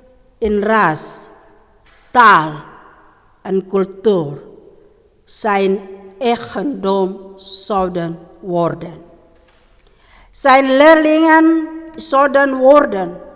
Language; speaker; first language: Dutch; non-native, learner; Indonesian